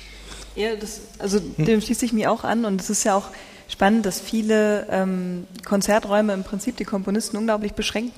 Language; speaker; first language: German; native; German